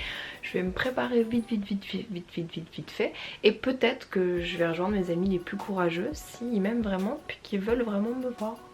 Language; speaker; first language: French; native; French